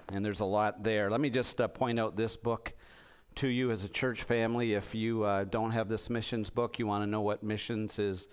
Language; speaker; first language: English; native; English